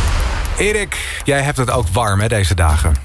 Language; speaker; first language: Dutch; native; Dutch